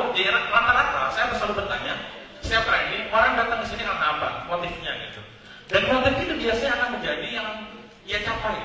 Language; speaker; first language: Indonesian; native; Indonesian